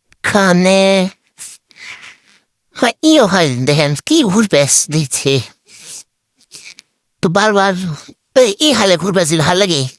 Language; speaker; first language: Bangla; native; Bangla